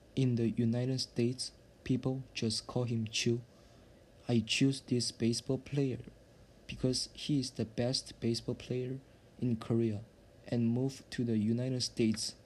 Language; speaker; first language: English; non-native, learner; Korean